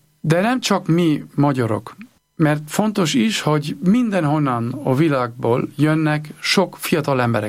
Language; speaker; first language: Hungarian; non-native, learner; German